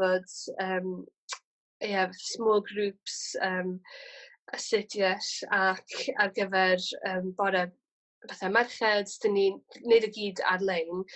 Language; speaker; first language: Welsh; native; Welsh